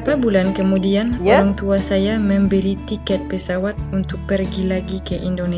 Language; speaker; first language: Indonesian; non-native, fluent; French